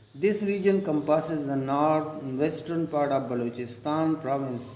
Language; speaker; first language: English; non-native, local second language; Urdu